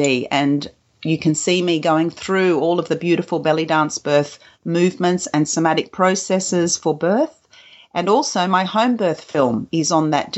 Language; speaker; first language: English; native; English